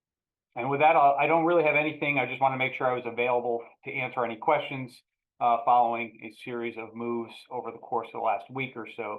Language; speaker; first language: English; native; English